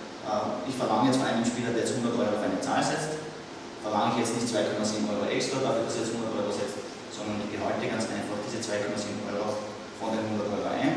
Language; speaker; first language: German; native; German